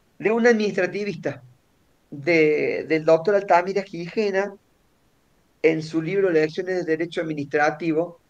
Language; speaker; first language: Spanish; native; Spanish